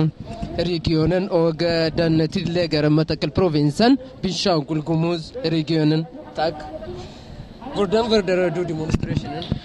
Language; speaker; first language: Norwegian; non-native, learner; Amharic